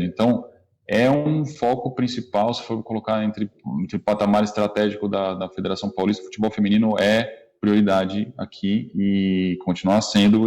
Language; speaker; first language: Portuguese; native; Portuguese